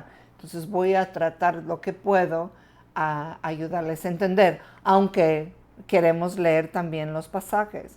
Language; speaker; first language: Spanish; non-native, fluent; English